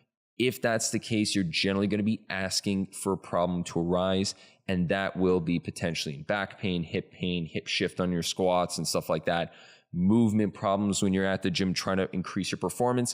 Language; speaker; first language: English; native; English